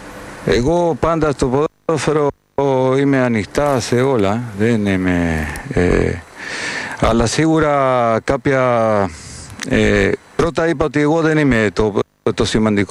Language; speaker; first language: Greek; non-native, fluent; Spanish